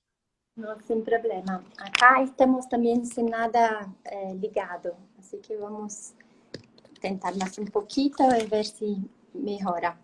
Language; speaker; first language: Spanish; non-native, learner; Portuguese